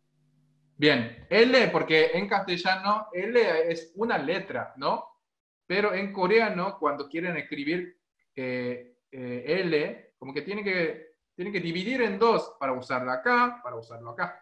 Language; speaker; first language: Spanish; non-native, fluent; Korean